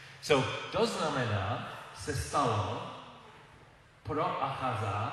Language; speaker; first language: Czech; non-native, learner; English